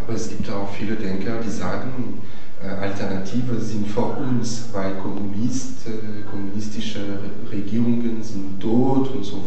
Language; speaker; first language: German; non-native, fluent; French